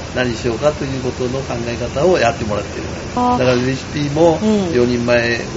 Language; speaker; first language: Japanese; native; Japanese